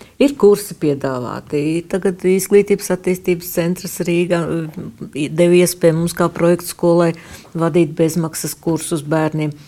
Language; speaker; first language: Latvian; native; Latvian